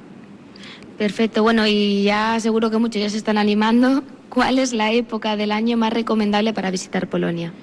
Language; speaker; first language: Spanish; native; Spanish